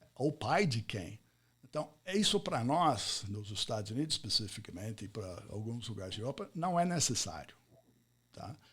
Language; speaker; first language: Portuguese; non-native, fluent; English